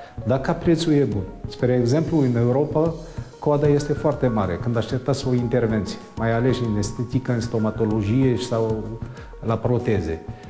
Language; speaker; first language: Romanian; non-native, fluent; Arabic